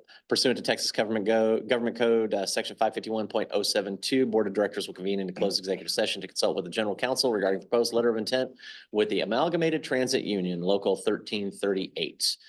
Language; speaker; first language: English; native; English